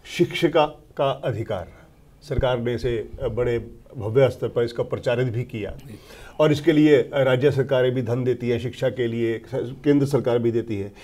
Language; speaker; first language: Hindi; native; Hindi